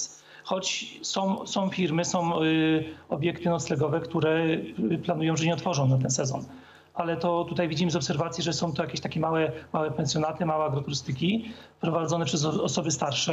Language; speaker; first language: Polish; native; Polish